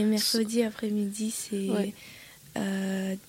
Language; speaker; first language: French; non-native, learner; Russian